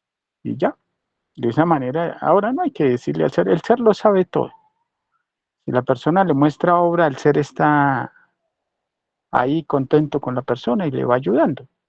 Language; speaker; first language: Spanish; native; Spanish